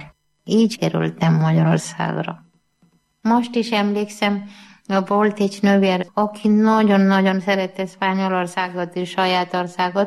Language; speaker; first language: Hungarian; non-native, learner; Malayalam